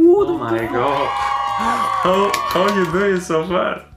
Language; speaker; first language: English; non-native, learner; Spanish